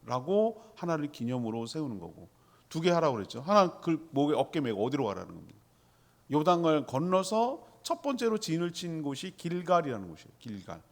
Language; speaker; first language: Korean; native; Korean